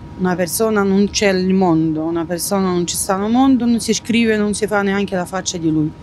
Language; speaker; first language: Italian; non-native, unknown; Ukrainian